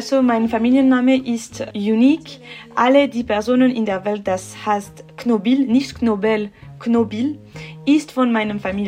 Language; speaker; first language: German; non-native, learner; French